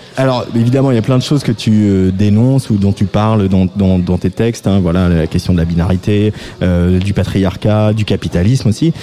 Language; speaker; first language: French; native; French